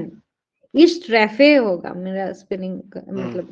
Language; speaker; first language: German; non-native, learner; Hindi